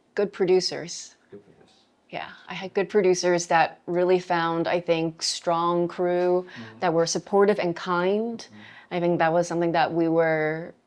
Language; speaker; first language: English; native; English